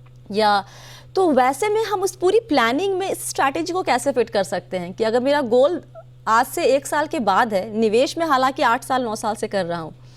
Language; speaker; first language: Hindi; native; Hindi